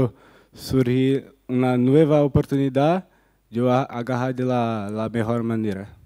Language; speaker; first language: Spanish; non-native, fluent; Portuguese